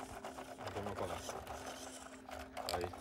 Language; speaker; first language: Spanish; native; Spanish